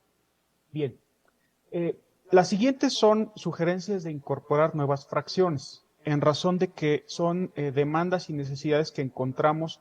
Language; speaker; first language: Spanish; native; Spanish